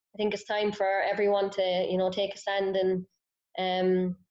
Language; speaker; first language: English; native; English